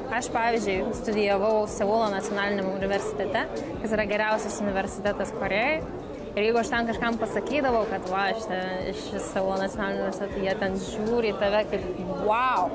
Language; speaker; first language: Lithuanian; native; Lithuanian